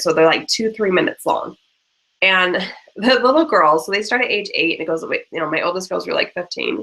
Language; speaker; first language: English; native; English